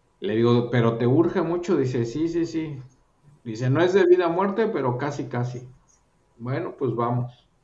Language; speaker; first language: Spanish; native; Spanish